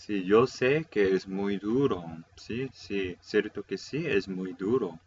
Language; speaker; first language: Spanish; non-native, fluent; Korean